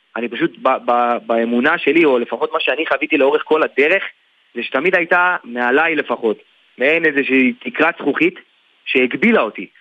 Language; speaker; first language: Hebrew; native; Hebrew